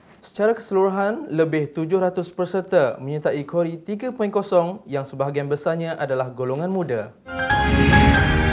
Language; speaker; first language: Malay; native; Malay